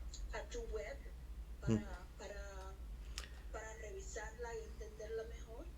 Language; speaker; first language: Spanish; early bilingual, heritage; Spanish